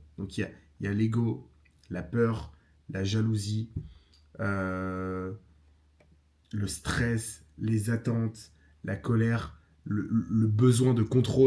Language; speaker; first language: French; native; French